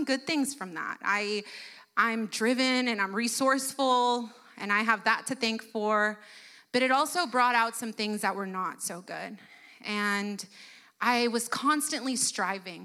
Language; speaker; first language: English; early bilingual, other home language; Spanish